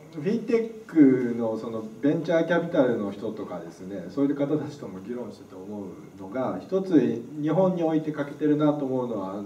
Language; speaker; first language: Japanese; native; Japanese